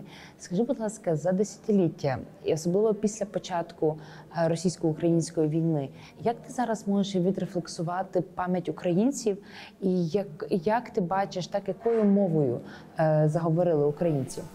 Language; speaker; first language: Ukrainian; native; Ukrainian